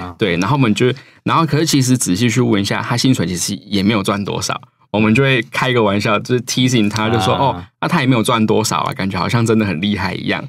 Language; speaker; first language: Chinese; native; Chinese